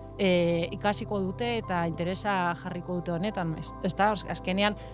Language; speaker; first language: Basque; non-native, local second language; Spanish